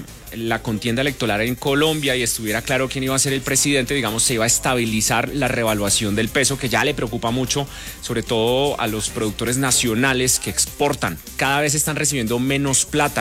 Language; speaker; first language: Spanish; native; Spanish